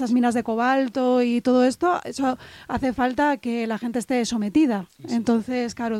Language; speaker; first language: Spanish; native; Spanish